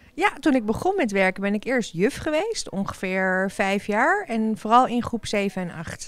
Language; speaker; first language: Dutch; native; Dutch